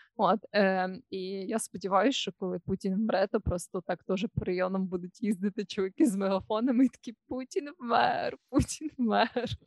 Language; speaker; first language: Ukrainian; non-native, local second language; Russian